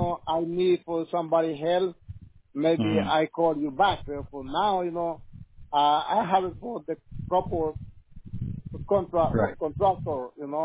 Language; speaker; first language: English; non-native, learner; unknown